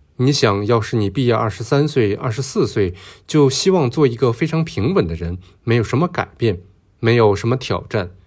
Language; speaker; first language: Chinese; non-native, local second language; Cantonese